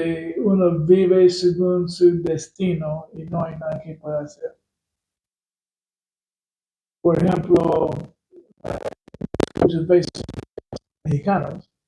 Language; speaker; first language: Spanish; non-native, fluent; English